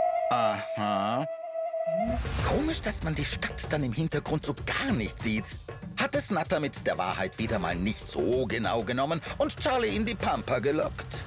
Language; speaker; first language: German; native; German